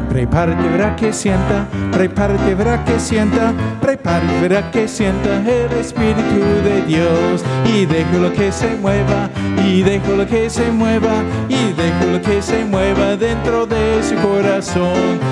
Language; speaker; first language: Spanish; non-native, fluent; English